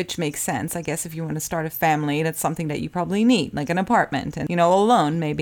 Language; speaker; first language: English; early bilingual, other home language; Japanese